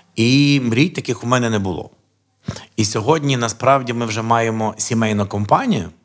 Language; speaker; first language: Ukrainian; native; Ukrainian